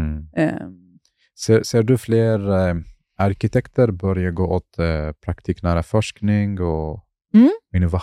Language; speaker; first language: Swedish; non-native, fluent; Arabic